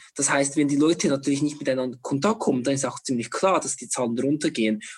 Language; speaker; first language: German; non-native, fluent; Chinese